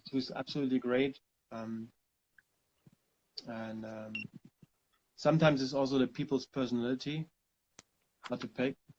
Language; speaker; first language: English; non-native, fluent; German